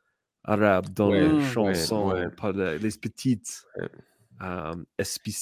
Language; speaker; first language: French; non-native, learner; English